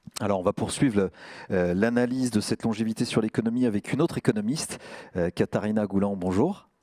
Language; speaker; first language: French; native; French